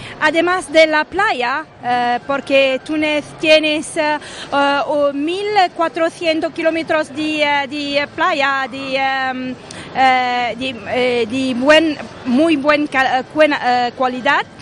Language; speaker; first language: Spanish; non-native, local second language; Arabic